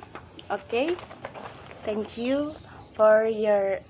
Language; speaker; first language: English; non-native, learner; Indonesian